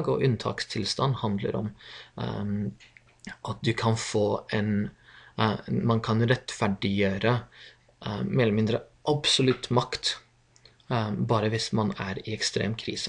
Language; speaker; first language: Norwegian; non-native, fluent; English